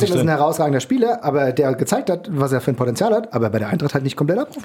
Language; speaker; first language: German; native; German